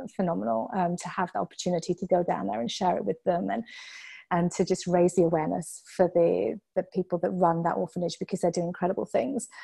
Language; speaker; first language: English; native; English